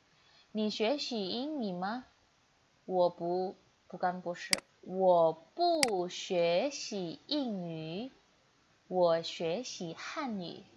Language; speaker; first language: Chinese; non-native, fluent; Indonesian